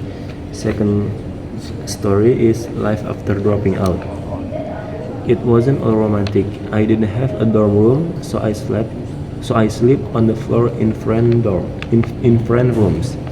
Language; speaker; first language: English; non-native, learner; Indonesian